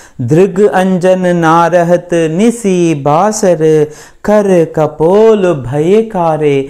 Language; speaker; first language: Hindi; non-native, local second language; Kannada